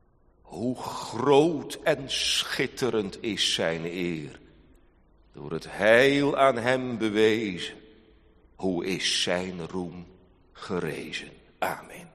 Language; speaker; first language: Dutch; native; Dutch